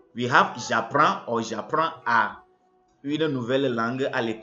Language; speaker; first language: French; non-native, fluent; English